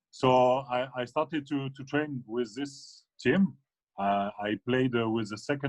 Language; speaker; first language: English; non-native, fluent; French